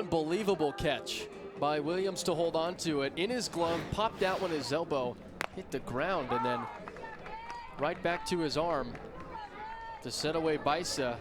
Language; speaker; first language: English; native; English